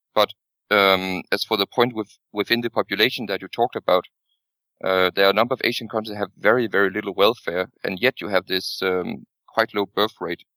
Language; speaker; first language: English; non-native, fluent; Danish